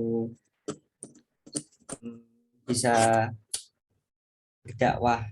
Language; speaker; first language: Indonesian; non-native, local second language; Javanese